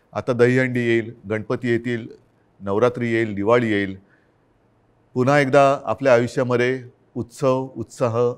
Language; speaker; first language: Marathi; native; Marathi